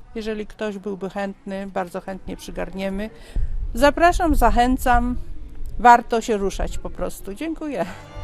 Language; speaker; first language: Polish; native; Polish